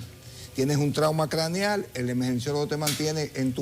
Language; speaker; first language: Spanish; native; Spanish